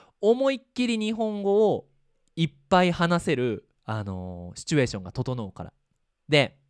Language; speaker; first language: Japanese; native; Japanese